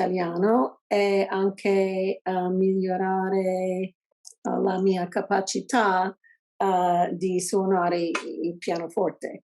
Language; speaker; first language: Italian; non-native, learner; English